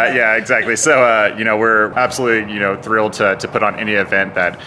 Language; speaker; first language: English; native; English